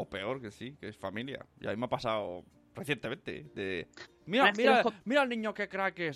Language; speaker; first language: Spanish; native; Spanish